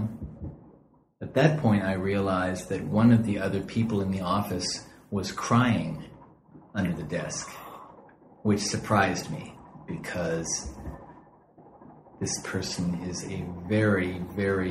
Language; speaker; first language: English; native; English